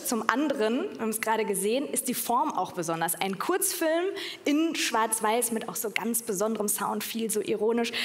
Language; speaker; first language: German; native; German